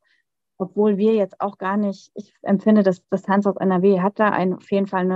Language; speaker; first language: German; native; German